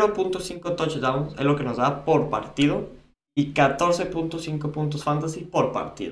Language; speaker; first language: Spanish; native; Spanish